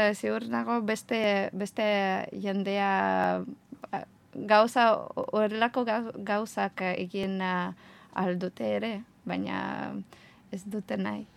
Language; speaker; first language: Basque; non-native, learner; Ukrainian